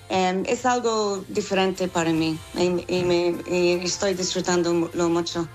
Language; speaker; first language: Spanish; non-native, fluent; English